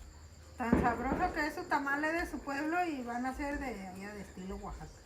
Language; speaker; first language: Spanish; native; Spanish